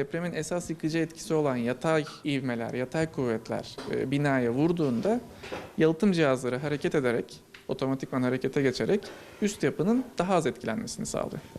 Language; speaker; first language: Turkish; native; Turkish